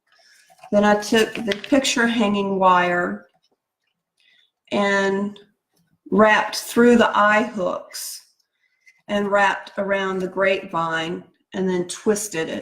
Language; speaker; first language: English; native; English